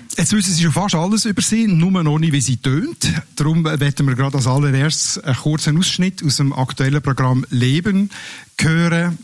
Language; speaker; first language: German; native; German